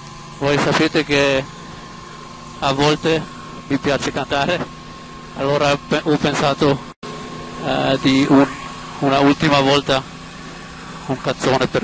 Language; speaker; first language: Italian; non-native, learner; German